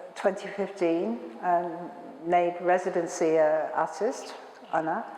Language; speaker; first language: Welsh; non-native, learner; English